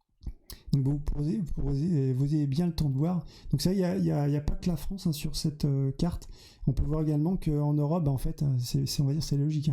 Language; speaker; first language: French; native; French